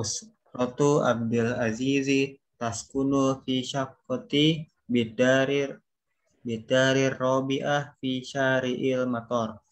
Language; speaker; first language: Arabic; non-native, learner; Indonesian